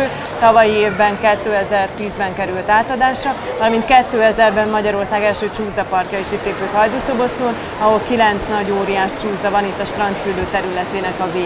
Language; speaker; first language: Hungarian; native; Hungarian